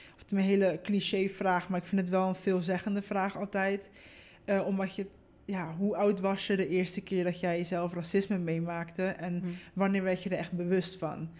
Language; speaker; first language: Dutch; early bilingual, other home language; Spanish